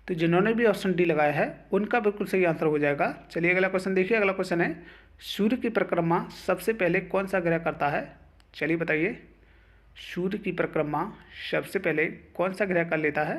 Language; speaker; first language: Hindi; native; Hindi